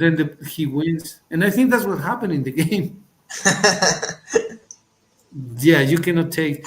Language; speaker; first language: English; non-native, fluent; Spanish